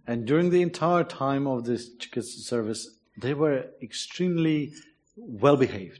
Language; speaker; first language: English; non-native, fluent; Czech